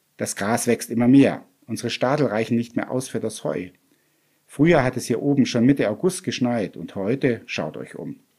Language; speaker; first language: German; native; German